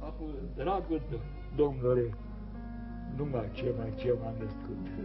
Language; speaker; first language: Romanian; non-native, local second language; Serbian